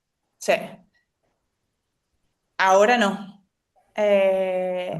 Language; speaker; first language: Spanish; native; Spanish